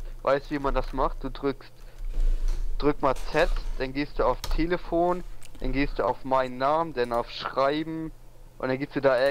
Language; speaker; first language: German; native; German